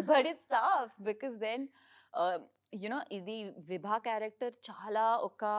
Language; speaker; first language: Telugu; non-native, learner; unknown